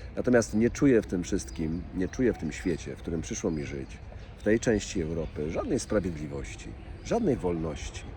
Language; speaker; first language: Polish; native; Polish